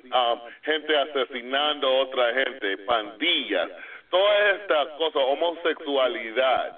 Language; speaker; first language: Spanish; non-native, fluent; English